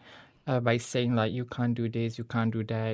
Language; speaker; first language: English; non-native, local second language; Malay